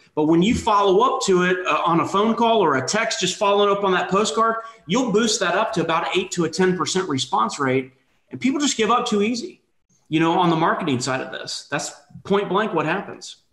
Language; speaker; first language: English; native; English